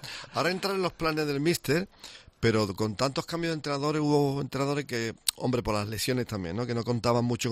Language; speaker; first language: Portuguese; non-native, learner; Spanish